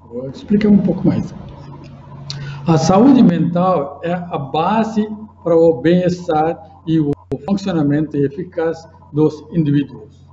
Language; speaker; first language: Portuguese; non-native, fluent; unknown